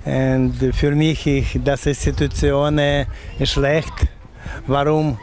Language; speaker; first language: German; non-native, learner; Russian